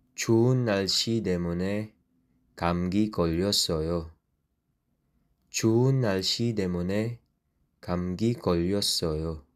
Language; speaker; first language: Korean; non-native, learner; Filipino